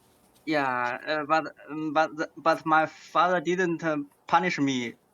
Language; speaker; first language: English; non-native, learner; Chinese